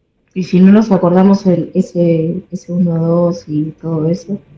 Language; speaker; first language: Spanish; native; Spanish